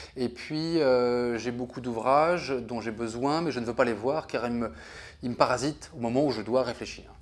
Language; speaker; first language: French; native; French